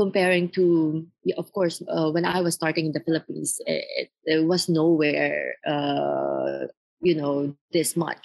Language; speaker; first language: English; non-native, local second language; Filipino